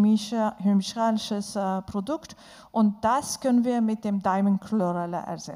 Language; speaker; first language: German; non-native, fluent; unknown